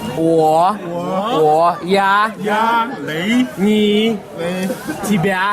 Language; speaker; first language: Chinese; non-native, learner; Russian